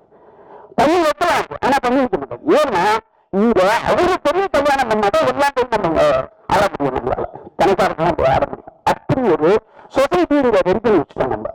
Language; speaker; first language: Tamil; native; Tamil